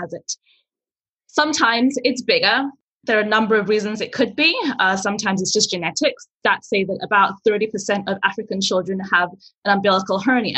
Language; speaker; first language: English; early bilingual, other home language; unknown